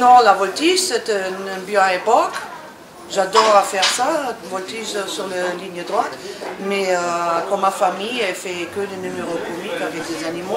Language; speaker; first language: French; non-native, learner; German